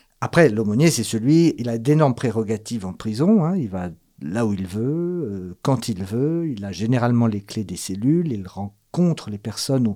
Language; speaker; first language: French; native; French